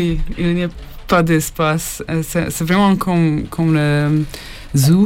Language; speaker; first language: French; non-native, learner; Hungarian